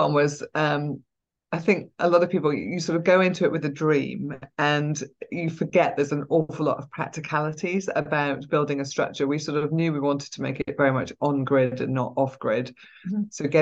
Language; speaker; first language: English; native; English